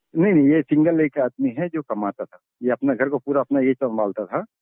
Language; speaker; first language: Hindi; native; Hindi